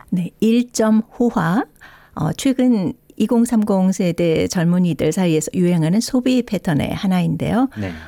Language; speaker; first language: Korean; native; Korean